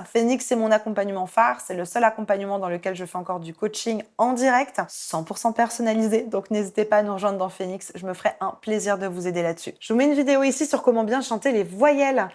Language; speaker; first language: French; native; French